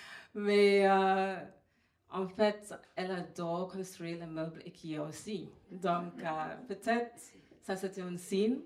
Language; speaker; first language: French; non-native, fluent; English